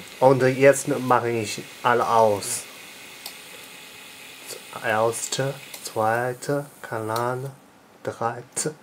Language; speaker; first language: German; non-native, learner; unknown